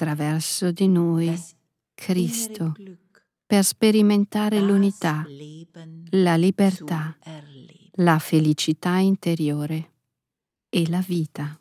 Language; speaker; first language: Italian; native; Italian